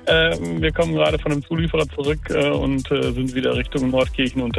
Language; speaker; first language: German; native; German